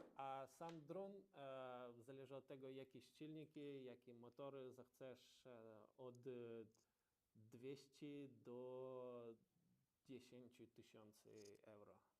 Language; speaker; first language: Polish; non-native, learner; Ukrainian